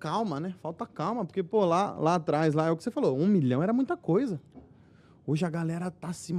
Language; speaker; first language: Portuguese; native; Portuguese